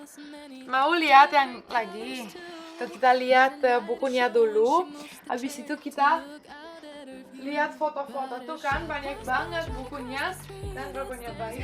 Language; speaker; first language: Indonesian; non-native, fluent; Romanian